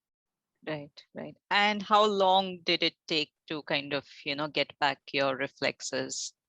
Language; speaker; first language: English; non-native, local second language; Hindi